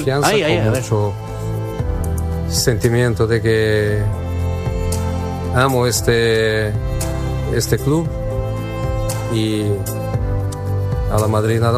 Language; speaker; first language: Spanish; non-native, fluent; Portuguese